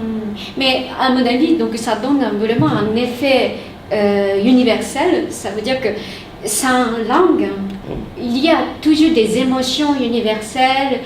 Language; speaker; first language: French; non-native, fluent; Japanese